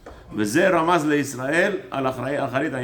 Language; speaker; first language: Hebrew; early bilingual, heritage; English